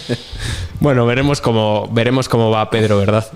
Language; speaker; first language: Spanish; native; Spanish